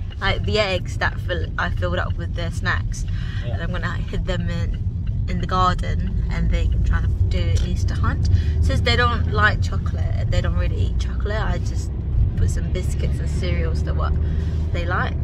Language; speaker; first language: English; non-native, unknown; Japanese